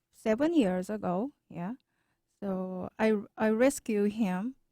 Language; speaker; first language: English; non-native, learner; Korean